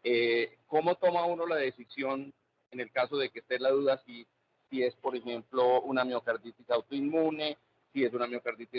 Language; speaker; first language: Spanish; native; Spanish